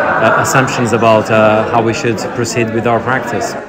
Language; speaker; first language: English; non-native, fluent; Portuguese